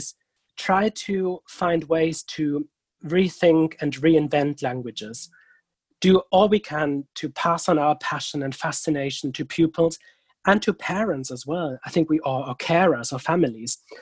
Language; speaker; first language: English; non-native, fluent; German